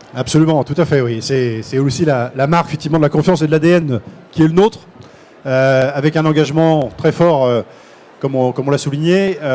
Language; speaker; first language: French; native; French